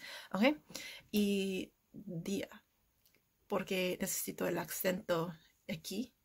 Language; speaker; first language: Spanish; non-native, learner; English